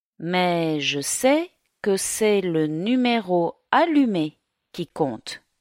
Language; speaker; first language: French; native; French